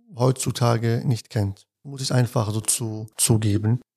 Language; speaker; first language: German; non-native, fluent; Arabic